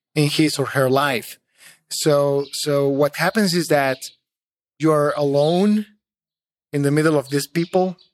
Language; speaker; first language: English; non-native, fluent; Spanish